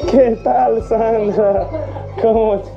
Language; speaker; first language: Spanish; non-native, fluent; English